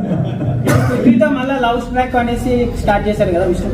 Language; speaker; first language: Telugu; native; Telugu